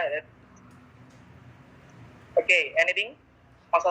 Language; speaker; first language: English; non-native, learner; Indonesian